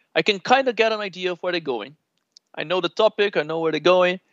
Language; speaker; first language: English; non-native, fluent; Portuguese